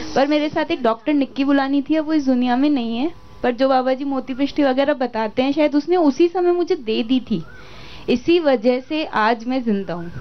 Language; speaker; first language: Hindi; native; Hindi